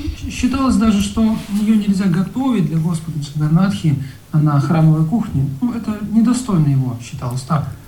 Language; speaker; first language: Russian; native; Russian